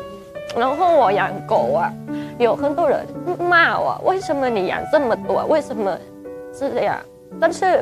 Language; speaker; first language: Chinese; non-native, fluent; Thai